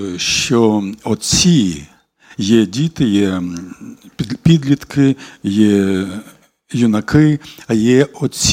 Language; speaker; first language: Ukrainian; non-native, local second language; Russian